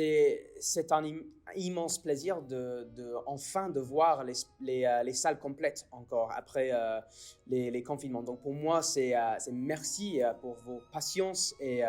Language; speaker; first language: French; non-native, fluent; English